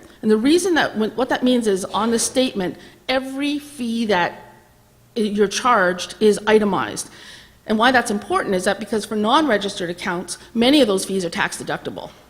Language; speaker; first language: English; native; English